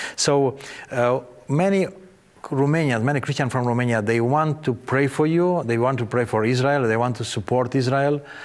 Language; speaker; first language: English; non-native, fluent; Romanian